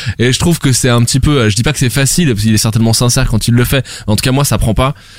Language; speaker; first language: French; native; French